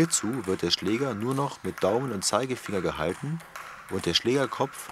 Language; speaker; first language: German; native; German